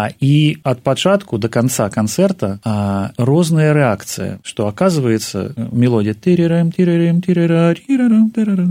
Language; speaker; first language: Belarusian; non-native, local second language; Russian